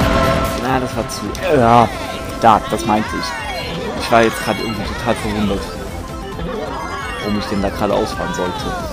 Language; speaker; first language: German; native; German